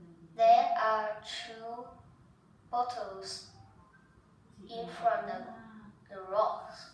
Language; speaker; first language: English; non-native, learner; Vietnamese